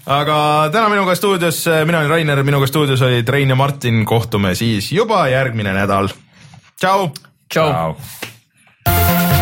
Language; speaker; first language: Estonian; native; Estonian